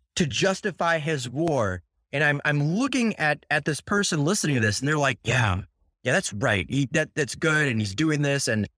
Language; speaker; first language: English; early bilingual, other home language; Russian